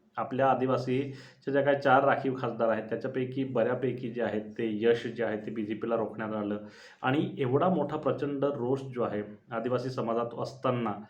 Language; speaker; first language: Marathi; non-native, local second language; Bhili